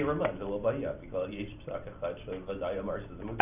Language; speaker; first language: Hebrew; non-native, learner; English